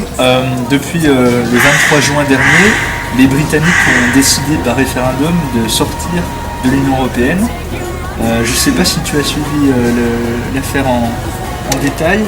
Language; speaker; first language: French; native; French